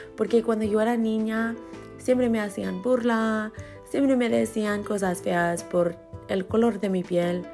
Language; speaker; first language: Spanish; early bilingual, other home language; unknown